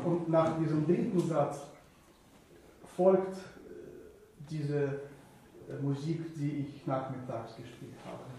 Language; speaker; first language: German; non-native, fluent; Russian